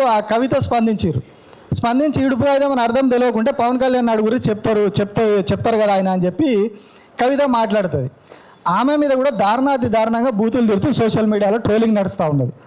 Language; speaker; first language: Telugu; native; Telugu